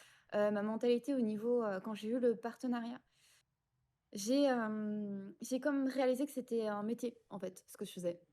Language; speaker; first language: French; native; French